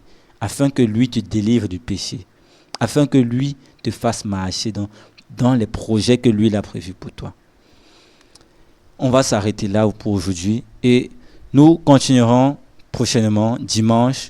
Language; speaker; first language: French; non-native, local second language; Lingala